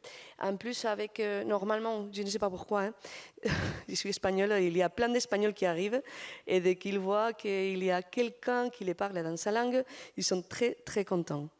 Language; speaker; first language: French; non-native, fluent; Spanish